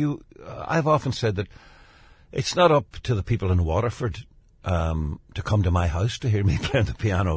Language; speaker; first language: English; native; English